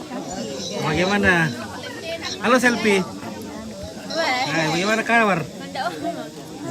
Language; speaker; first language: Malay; non-native, local second language; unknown